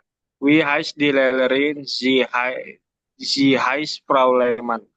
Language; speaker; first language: German; non-native, learner; Indonesian